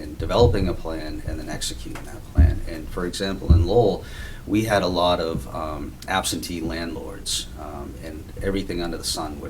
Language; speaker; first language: English; native; English